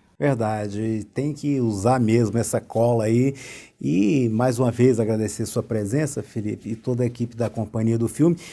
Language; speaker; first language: Portuguese; native; Portuguese